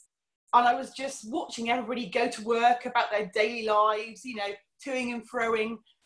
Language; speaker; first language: English; native; English